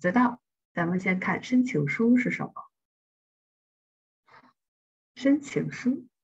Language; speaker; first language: Chinese; native; Chinese